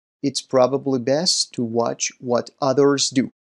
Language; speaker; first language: English; non-native, fluent; Persian